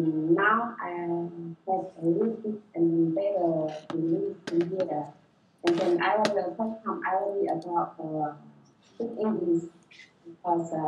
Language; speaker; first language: English; non-native, learner; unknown